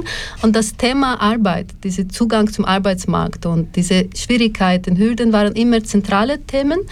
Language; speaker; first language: German; non-native, learner; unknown